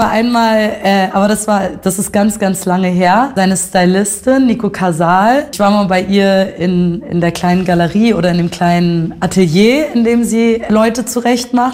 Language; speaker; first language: German; native; German